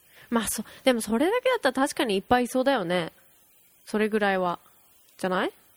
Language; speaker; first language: Japanese; native; Japanese